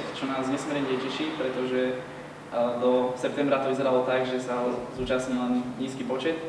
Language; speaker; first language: Slovak; native; Slovak